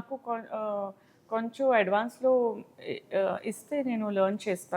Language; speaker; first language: Telugu; non-native, learner; Hindi